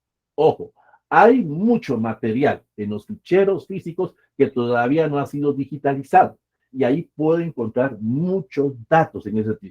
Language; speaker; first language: Spanish; native; Spanish